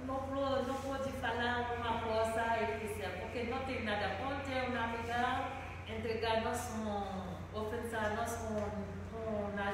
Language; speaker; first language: Portuguese; non-native, learner; Spanish